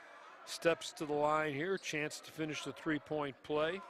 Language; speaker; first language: English; native; English